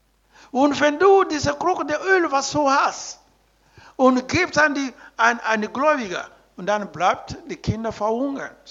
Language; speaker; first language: German; non-native, learner; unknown